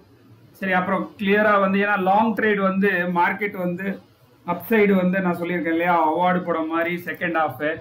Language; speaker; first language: Tamil; native; Tamil